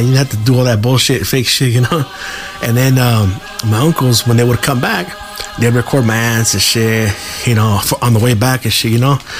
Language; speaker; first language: English; early bilingual, other home language; Spanish